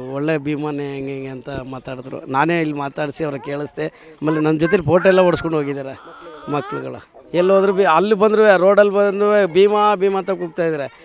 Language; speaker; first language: Kannada; non-native, local second language; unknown